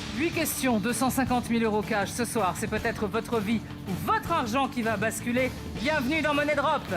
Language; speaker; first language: French; native; French